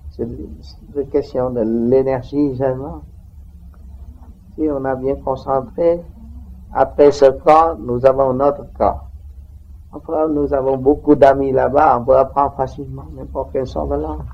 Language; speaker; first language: French; non-native, learner; Vietnamese